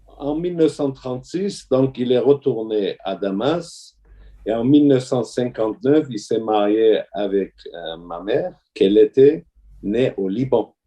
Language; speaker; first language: French; non-native, fluent; Armenian